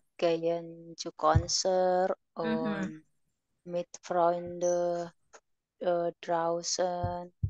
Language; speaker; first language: German; non-native, learner; Indonesian